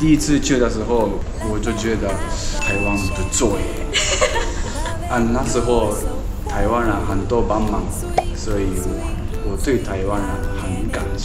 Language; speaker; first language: Chinese; non-native, learner; Japanese